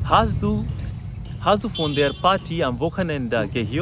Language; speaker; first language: German; non-native, fluent; Hindi